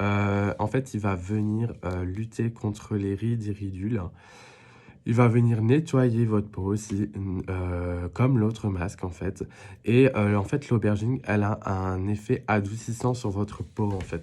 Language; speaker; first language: French; native; French